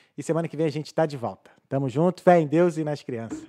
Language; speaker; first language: Portuguese; native; Portuguese